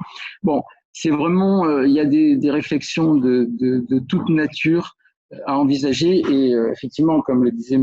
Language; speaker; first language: French; native; French